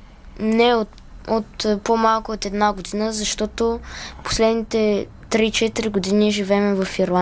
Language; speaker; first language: Bulgarian; early bilingual, heritage; Bulgarian